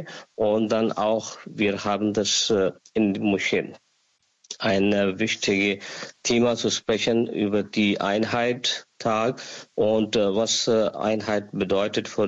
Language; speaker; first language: German; non-native, learner; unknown